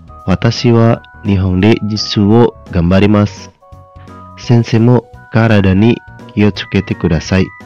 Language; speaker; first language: Japanese; non-native, fluent; Indonesian